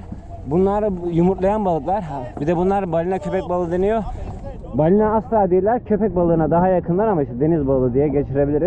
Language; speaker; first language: Turkish; native; Turkish